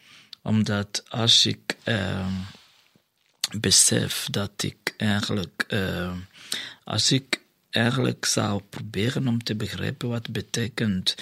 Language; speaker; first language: Dutch; non-native, fluent; Kinyarwanda